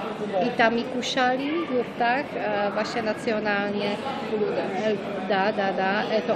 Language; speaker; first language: Russian; non-native, learner; Czech